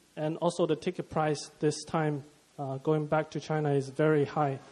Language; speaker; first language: English; non-native, fluent; Chinese